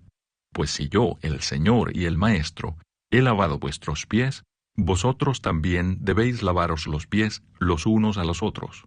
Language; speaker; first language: Spanish; native; Spanish